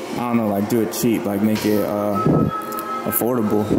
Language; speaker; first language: English; native; English